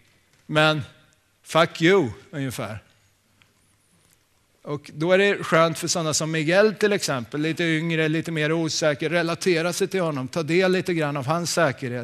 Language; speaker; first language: Swedish; native; Swedish